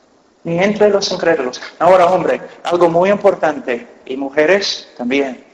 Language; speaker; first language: Spanish; non-native, fluent; English